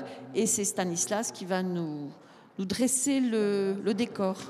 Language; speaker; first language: French; native; French